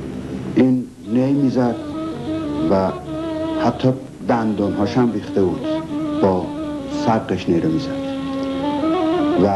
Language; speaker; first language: Persian; native; Persian